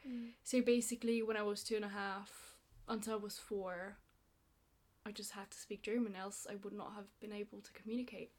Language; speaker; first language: English; non-native, fluent; Italian